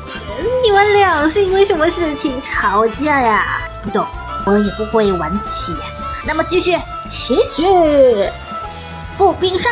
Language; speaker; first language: Chinese; native; Chinese